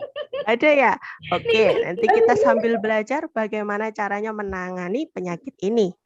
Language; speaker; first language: Indonesian; native; Indonesian